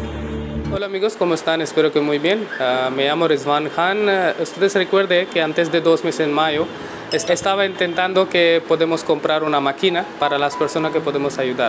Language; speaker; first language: Spanish; non-native, learner; Hindi